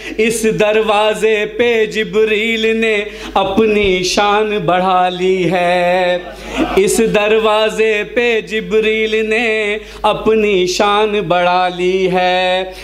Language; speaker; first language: Urdu; native; Urdu